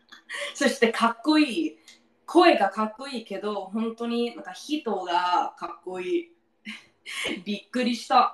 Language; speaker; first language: Japanese; non-native, learner; English